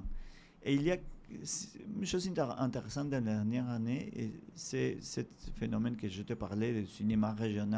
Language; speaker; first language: French; non-native, fluent; Spanish